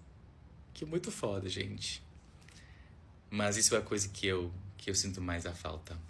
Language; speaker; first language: Portuguese; non-native, fluent; English